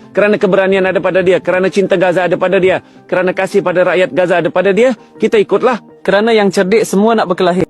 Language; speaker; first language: Malay; native; Malay